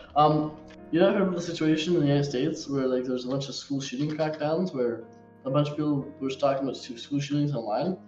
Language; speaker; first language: English; native; English